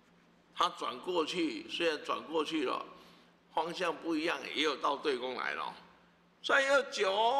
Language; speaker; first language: Chinese; native; Chinese